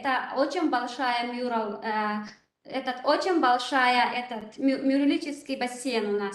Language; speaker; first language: Russian; non-native, learner; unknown